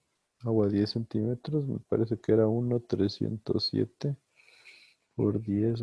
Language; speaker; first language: Spanish; native; Spanish